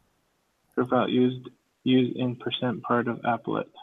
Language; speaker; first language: English; native; English